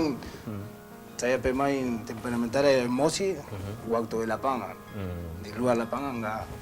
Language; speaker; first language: Indonesian; non-native, learner; Spanish